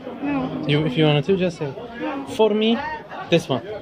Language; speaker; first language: English; non-native, fluent; Turkish